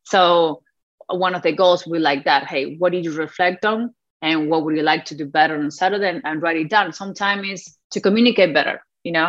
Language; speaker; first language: English; non-native, fluent; Spanish